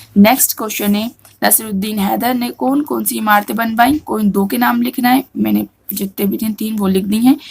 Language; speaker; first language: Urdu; native; Urdu